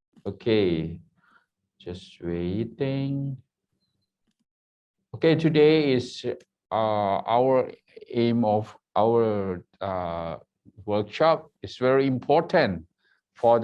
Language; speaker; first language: English; non-native, learner; Thai